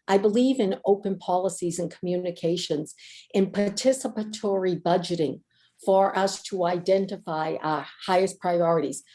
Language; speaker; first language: English; native; English